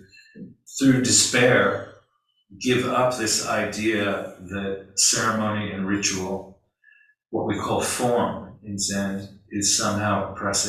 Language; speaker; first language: English; native; English